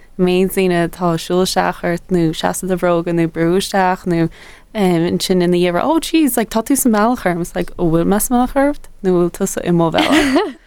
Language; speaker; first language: Irish; native; Irish